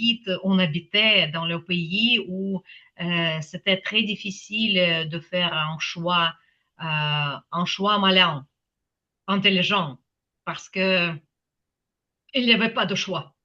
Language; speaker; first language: French; non-native, fluent; Ukrainian